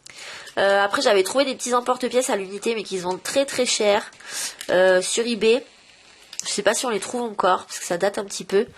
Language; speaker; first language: French; native; French